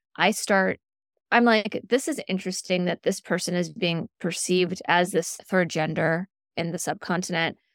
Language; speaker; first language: English; native; English